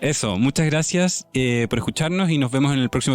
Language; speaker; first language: Spanish; native; Spanish